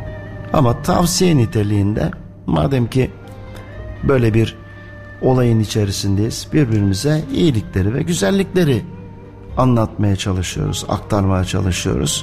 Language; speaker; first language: Turkish; native; Turkish